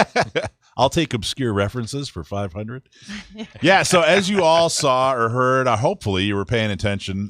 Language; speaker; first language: English; native; English